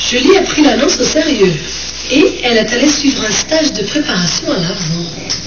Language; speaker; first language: French; non-native, fluent; Portuguese